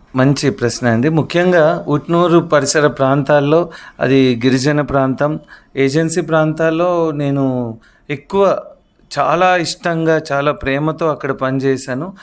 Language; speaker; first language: Telugu; native; Telugu